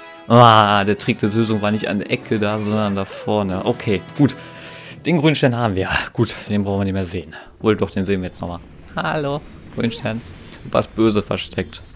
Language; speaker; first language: German; native; German